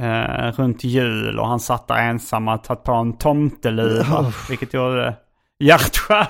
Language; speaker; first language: Swedish; native; Swedish